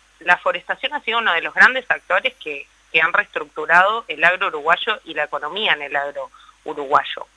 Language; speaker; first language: Spanish; native; Spanish